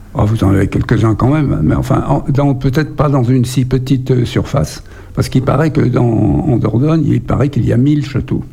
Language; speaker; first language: French; native; French